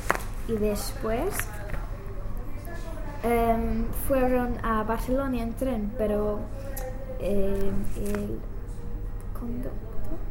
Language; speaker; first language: Spanish; non-native, learner; English